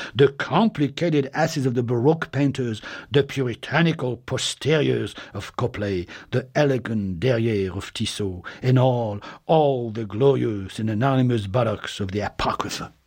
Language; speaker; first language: English; non-native, fluent; French